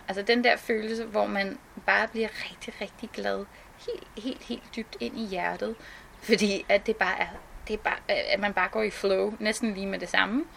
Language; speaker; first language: Danish; native; Danish